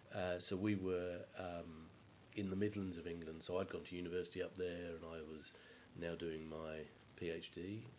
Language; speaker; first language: English; native; English